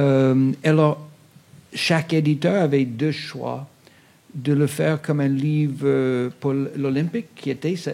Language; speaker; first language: French; non-native, fluent; English